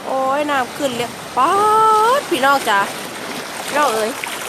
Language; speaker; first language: Thai; native; Thai